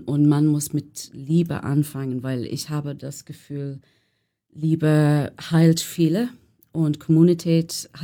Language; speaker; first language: German; non-native, fluent; English